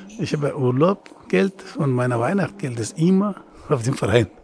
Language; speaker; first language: German; non-native, learner; Persian